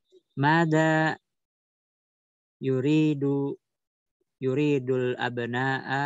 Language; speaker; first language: Arabic; non-native, learner; Indonesian